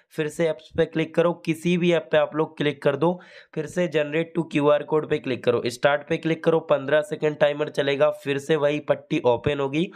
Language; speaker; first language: Hindi; native; Hindi